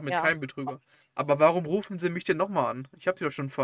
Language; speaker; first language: German; native; German